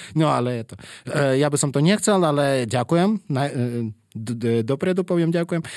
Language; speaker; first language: Slovak; non-native, fluent; Russian